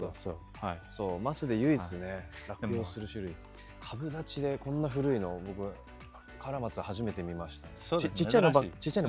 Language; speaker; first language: Japanese; native; Japanese